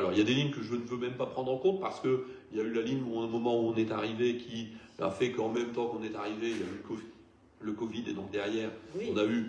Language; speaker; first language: French; native; French